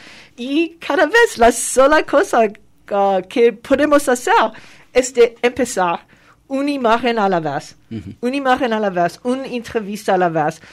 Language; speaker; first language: Spanish; non-native, fluent; French